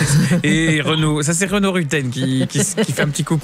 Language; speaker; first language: French; native; French